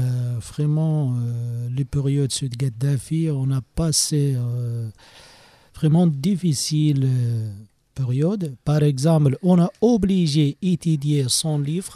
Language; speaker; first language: French; non-native, learner; Arabic